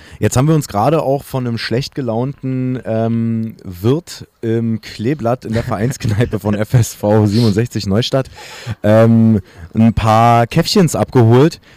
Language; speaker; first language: German; native; German